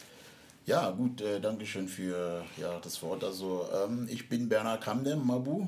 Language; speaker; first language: German; non-native, fluent; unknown